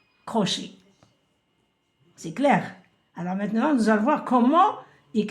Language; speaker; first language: French; non-native, local second language; Arabic